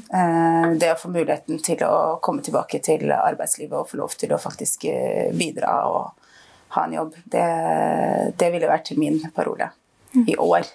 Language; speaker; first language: Norwegian; early bilingual, other home language; Arabic